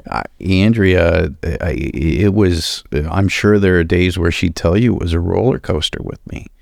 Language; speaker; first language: English; native; English